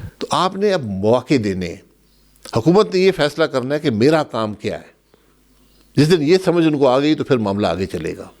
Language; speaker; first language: Urdu; non-native, local second language; Pahari-Potwari